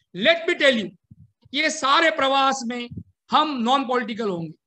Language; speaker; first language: Hindi; non-native, local second language; Marathi